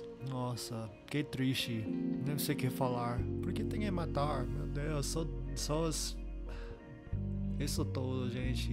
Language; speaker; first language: Portuguese; non-native, fluent; English